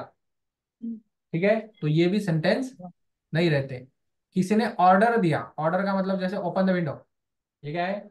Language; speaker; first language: Hindi; non-native, local second language; Marathi